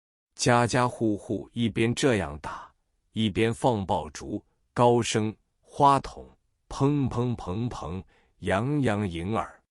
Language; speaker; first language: Chinese; native; Chinese